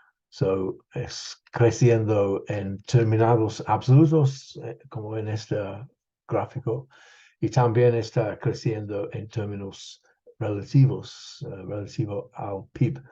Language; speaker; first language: Spanish; non-native, fluent; English